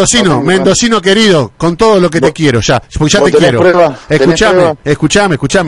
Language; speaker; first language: Spanish; native; Spanish